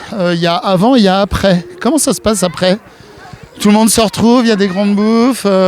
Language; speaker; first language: French; native; French